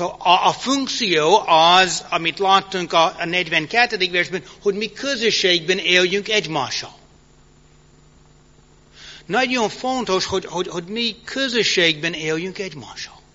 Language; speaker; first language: Hungarian; early bilingual, heritage; English